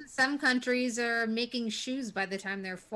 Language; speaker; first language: English; native; English